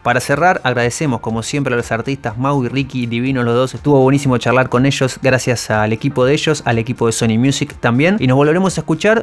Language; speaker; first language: Spanish; native; Spanish